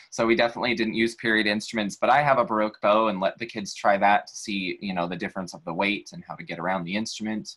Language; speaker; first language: English; native; English